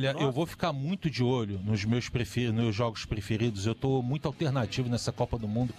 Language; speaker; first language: Portuguese; native; Portuguese